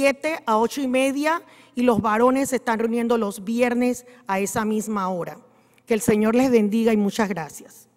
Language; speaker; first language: Spanish; native; Spanish